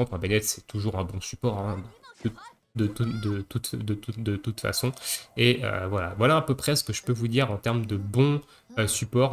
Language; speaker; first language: French; native; French